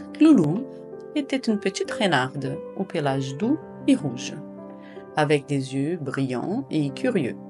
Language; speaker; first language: French; non-native, fluent; Portuguese